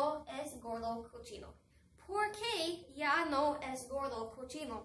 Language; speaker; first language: Spanish; non-native, fluent; English